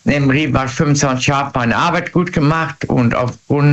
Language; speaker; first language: German; native; German